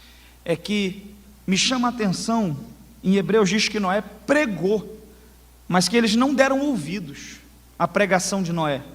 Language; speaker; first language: Portuguese; native; Portuguese